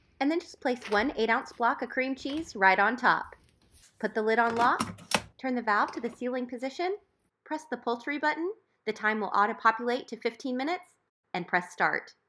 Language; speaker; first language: English; native; English